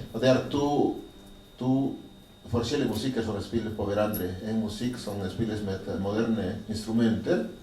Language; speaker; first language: Norwegian; non-native, learner; Spanish